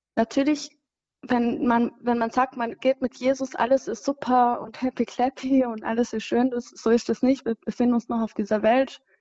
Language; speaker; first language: German; non-native, fluent; Kinyarwanda